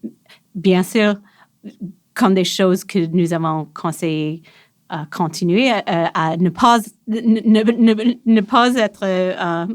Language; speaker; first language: French; non-native, local second language; English